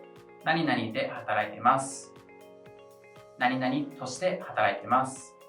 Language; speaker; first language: Japanese; non-native, fluent; English